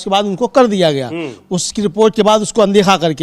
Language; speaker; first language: Hindi; native; Hindi